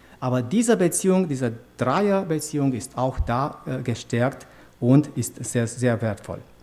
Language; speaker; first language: German; non-native, fluent; Romanian